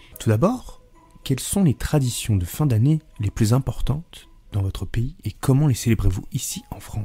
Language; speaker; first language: French; native; French